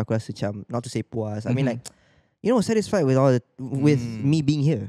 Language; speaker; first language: English; non-native, local second language; Malay